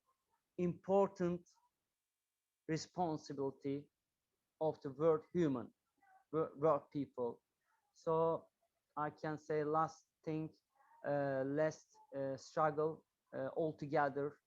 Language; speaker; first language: English; non-native, learner; Turkish